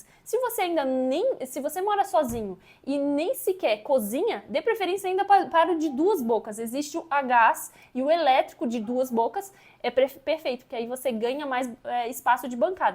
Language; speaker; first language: Portuguese; native; Portuguese